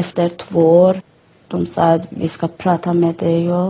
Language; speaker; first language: Swedish; non-native, learner; Persian